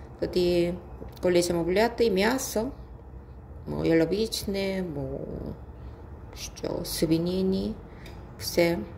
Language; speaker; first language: Ukrainian; non-native, learner; Korean